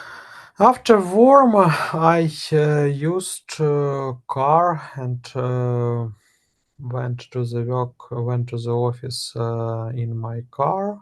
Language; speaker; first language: English; non-native, learner; Russian